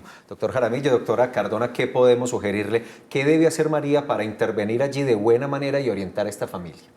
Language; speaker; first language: Spanish; native; Spanish